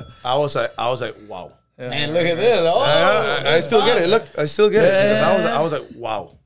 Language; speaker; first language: English; early bilingual, other home language; Spanish